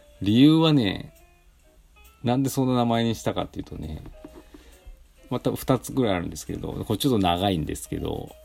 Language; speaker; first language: Japanese; native; Japanese